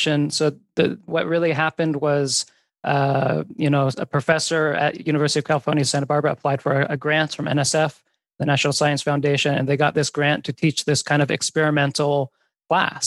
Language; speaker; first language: English; native; English